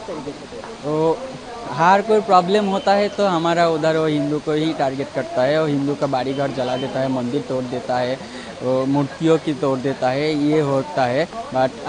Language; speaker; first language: Hindi; non-native, learner; Bangla